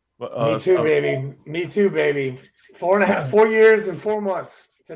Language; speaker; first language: English; native; English